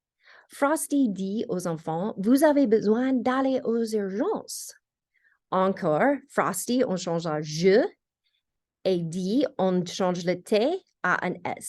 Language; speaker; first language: French; non-native, fluent; English